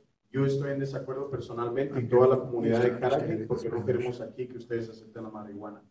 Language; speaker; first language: Spanish; native; Spanish